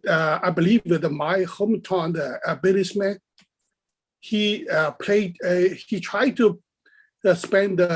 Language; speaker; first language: English; non-native, learner; Chinese